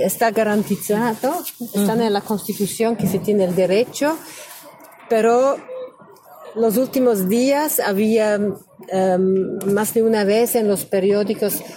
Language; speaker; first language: Spanish; non-native, learner; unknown